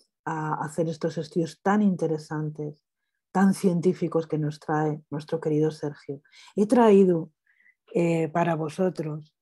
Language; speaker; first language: Spanish; native; Spanish